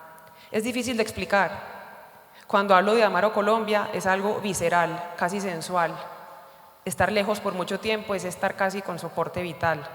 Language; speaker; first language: Spanish; native; Spanish